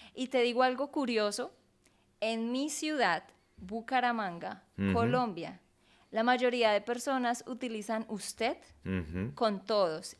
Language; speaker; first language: Spanish; native; Spanish